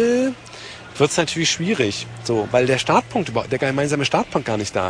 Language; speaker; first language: German; native; German